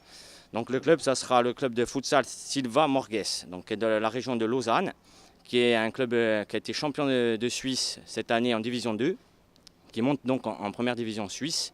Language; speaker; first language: French; native; French